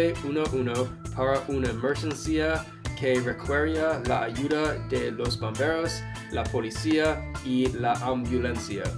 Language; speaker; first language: Spanish; non-native, learner; English